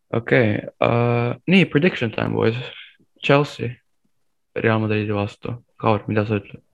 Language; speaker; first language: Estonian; non-native, fluent; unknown